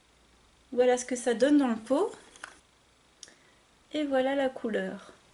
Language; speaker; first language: French; native; French